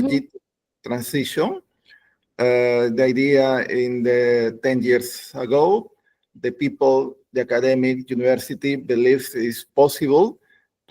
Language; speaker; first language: English; non-native, learner; Spanish